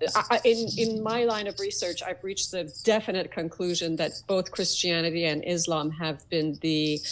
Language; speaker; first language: English; early bilingual, other home language; Persian